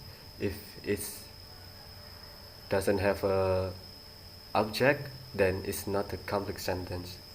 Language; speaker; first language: English; non-native, learner; Indonesian